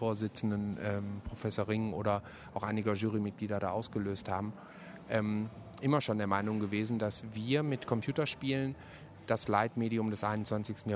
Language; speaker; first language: German; native; German